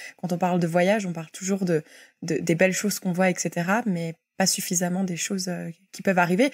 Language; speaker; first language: French; native; French